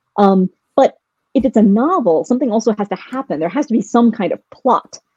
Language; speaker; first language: English; early bilingual, other home language; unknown